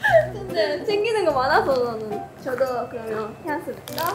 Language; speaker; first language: Korean; non-native, fluent; Japanese